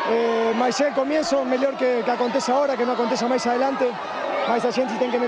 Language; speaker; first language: Portuguese; non-native, learner; Spanish